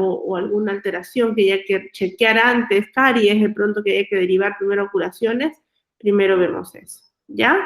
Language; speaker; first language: Spanish; native; Spanish